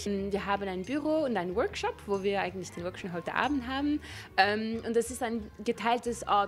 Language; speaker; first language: German; non-native, local second language; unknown